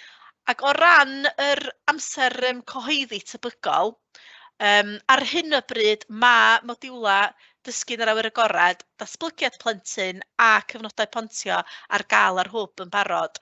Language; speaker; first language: Welsh; native; Welsh